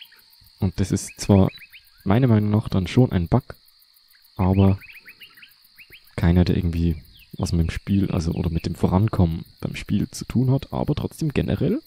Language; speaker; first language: German; native; German